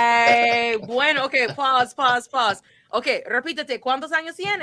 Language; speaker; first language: Spanish; non-native, fluent; English